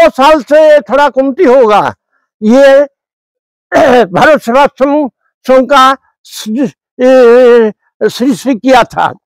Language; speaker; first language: Hindi; non-native, local second language; Bangla